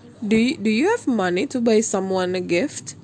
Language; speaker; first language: English; non-native, local second language; Indonesian